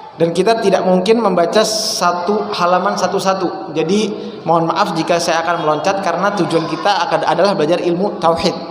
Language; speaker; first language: Indonesian; native; Indonesian